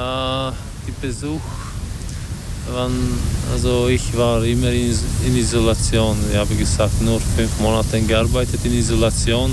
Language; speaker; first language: German; non-native, learner; Albanian